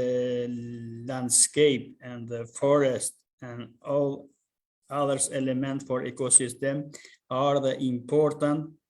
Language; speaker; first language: English; non-native, learner; Albanian